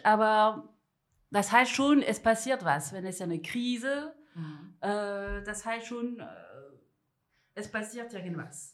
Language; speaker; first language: German; non-native, fluent; French